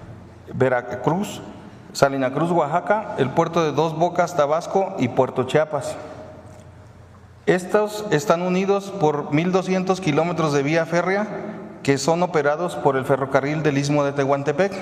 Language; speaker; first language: Spanish; native; Spanish